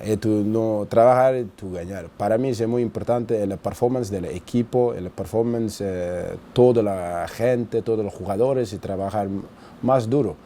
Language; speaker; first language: Spanish; non-native, learner; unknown